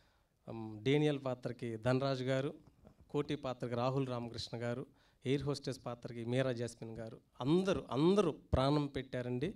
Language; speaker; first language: Telugu; native; Telugu